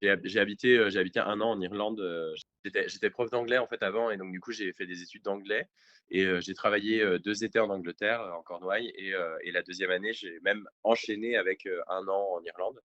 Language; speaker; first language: French; native; French